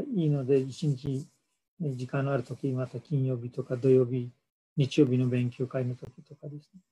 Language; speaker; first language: Japanese; non-native, fluent; Urdu